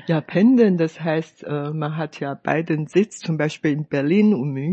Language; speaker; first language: German; non-native, fluent; Chinese